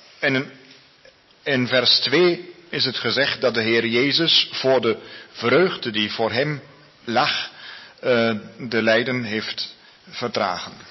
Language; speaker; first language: Dutch; non-native, learner; Spanish